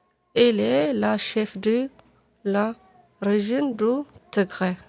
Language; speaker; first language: French; non-native, learner; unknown